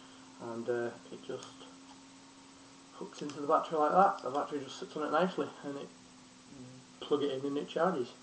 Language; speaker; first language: English; native; English